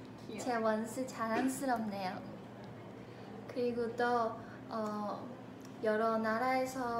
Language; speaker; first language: Korean; non-native, fluent; Chinese